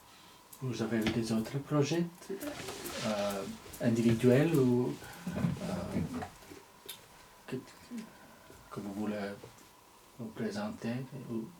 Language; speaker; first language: French; non-native, fluent; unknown